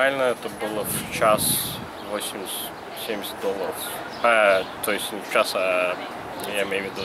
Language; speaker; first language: Russian; non-native, local second language; Uzbek